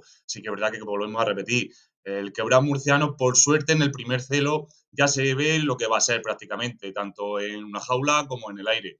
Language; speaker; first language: Spanish; native; Spanish